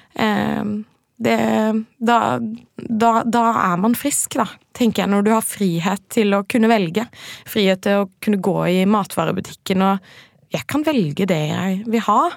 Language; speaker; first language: Norwegian; native; Norwegian